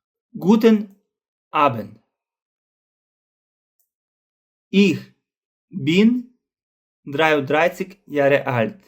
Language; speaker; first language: German; non-native, fluent; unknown